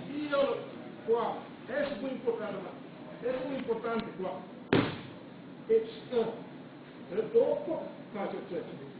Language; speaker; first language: Italian; non-native, learner; Romanian